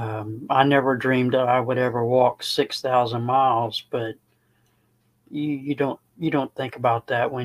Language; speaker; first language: English; native; English